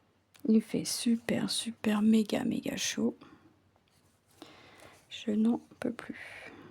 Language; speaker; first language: French; native; French